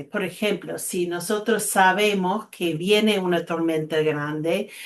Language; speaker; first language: Spanish; non-native, fluent; English